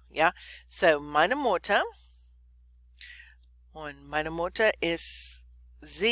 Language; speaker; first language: German; non-native, fluent; English